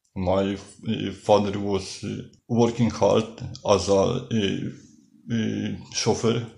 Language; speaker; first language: English; non-native, learner; Polish